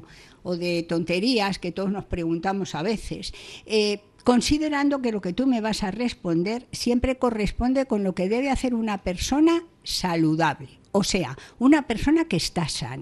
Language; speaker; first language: Spanish; native; Spanish